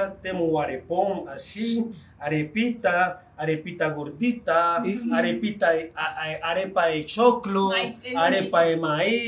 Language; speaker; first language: Portuguese; non-native, fluent; Spanish